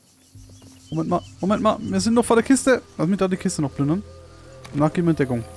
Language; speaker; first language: German; native; German